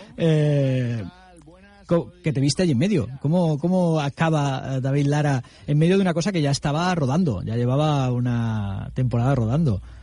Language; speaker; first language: Spanish; non-native, local second language; Catalan